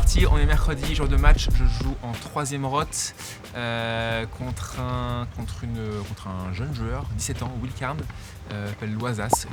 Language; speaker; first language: French; native; French